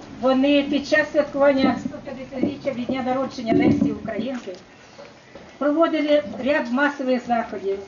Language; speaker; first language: Ukrainian; native; Ukrainian